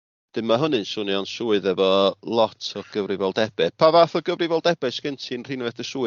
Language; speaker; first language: Welsh; native; Welsh